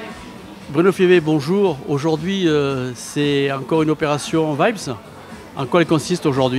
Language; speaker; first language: French; native; French